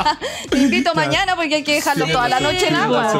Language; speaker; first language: Spanish; native; Spanish